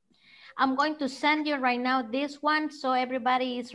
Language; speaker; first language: English; non-native, fluent; Spanish